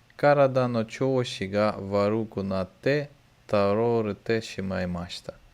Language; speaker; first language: Japanese; non-native, learner; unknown